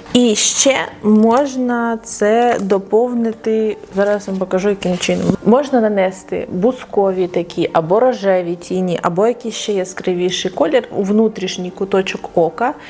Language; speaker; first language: Ukrainian; non-native, local second language; Russian